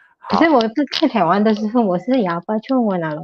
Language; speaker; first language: Chinese; non-native, learner; Indonesian